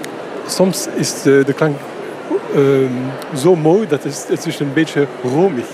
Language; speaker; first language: Dutch; non-native, local second language; French